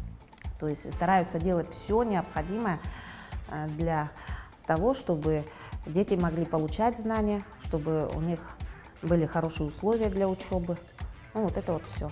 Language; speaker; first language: Russian; native; Russian